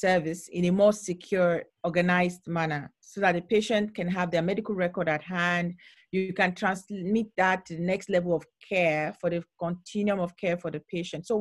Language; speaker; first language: English; non-native, local second language; Yoruba